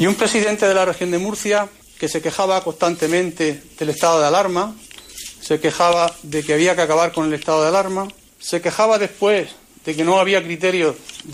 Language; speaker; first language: Spanish; native; Spanish